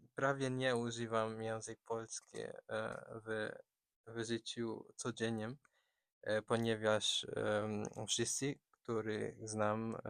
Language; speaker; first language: Polish; non-native, fluent; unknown